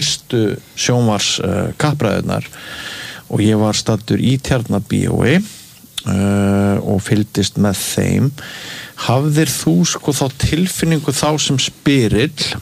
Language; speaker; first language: Icelandic; native; Icelandic